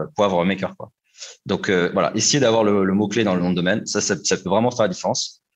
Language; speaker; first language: French; native; French